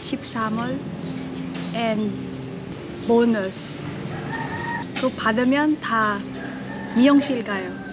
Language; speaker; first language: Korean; non-native, learner; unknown